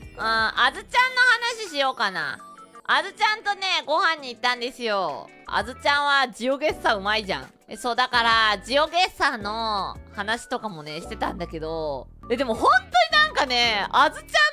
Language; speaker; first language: Japanese; native; Japanese